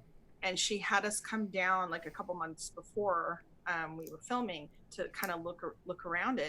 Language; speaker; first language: English; native; English